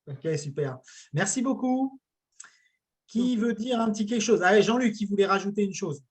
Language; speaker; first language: French; native; French